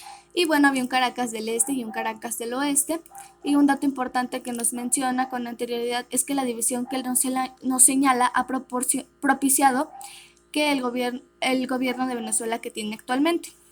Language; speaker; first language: Spanish; native; Spanish